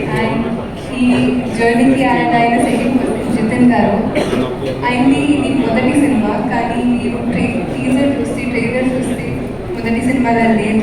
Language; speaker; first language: Telugu; non-native, fluent; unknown